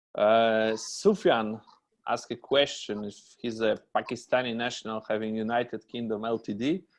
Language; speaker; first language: English; non-native, fluent; Polish